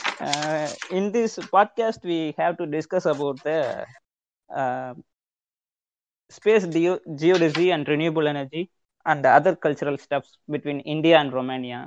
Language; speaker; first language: English; non-native, local second language; Tamil